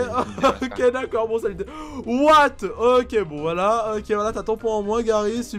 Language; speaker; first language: French; native; French